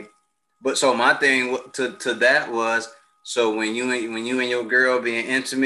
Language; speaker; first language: English; native; English